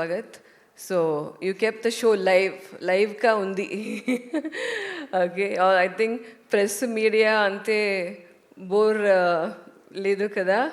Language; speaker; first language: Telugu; non-native, learner; Tamil